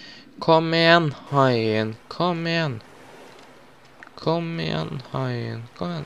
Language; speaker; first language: Norwegian; native; Norwegian